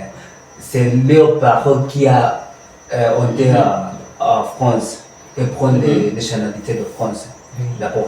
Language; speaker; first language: French; non-native, learner; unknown